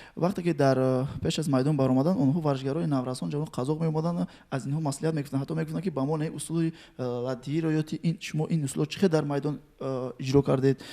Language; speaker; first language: Tajik; native; Tajik